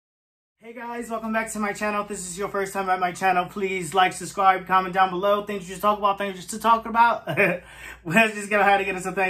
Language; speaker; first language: English; native; English